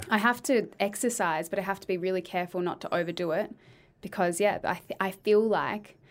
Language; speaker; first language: English; native; English